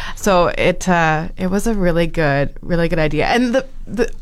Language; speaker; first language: English; native; English